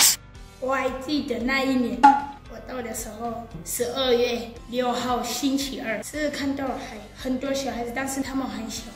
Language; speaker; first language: Chinese; non-native, learner; Southern Sotho